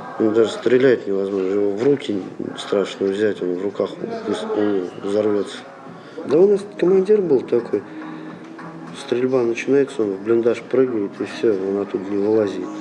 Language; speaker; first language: Russian; native; Russian